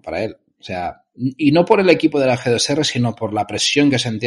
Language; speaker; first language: Spanish; native; Spanish